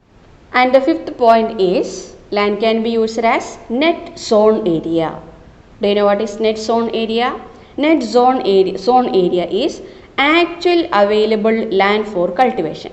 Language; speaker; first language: English; non-native, local second language; Malayalam